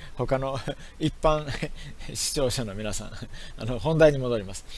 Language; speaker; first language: Japanese; native; Japanese